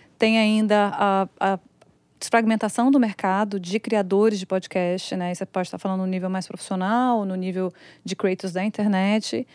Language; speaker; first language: Portuguese; native; Portuguese